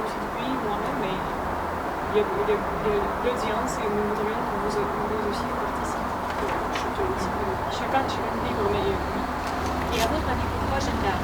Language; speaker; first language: French; non-native, fluent; Russian